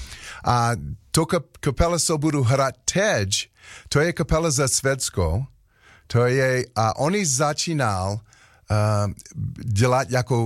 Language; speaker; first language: Czech; non-native, learner; English